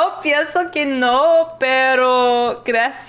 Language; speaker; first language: Spanish; non-native, learner; English